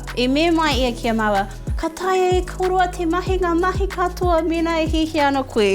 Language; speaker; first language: Māori; non-native, local second language; English